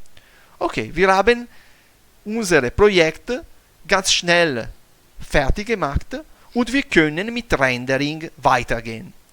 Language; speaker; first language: German; non-native, fluent; Italian